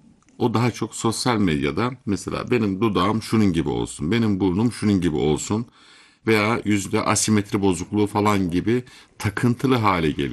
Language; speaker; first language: Turkish; native; Turkish